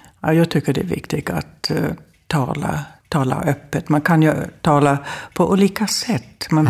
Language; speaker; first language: Swedish; non-native, fluent; German